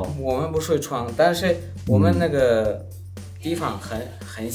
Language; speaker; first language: Chinese; non-native, learner; Turkmen